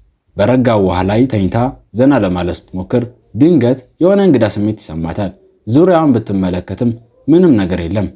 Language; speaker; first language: Amharic; native; Amharic